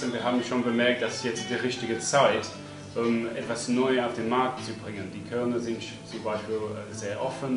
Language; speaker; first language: German; non-native, fluent; English